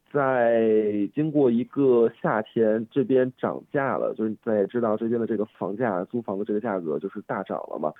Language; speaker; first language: Chinese; native; Chinese